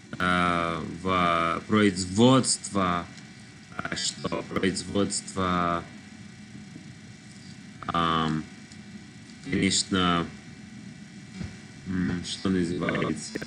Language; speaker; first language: Russian; non-native, learner; English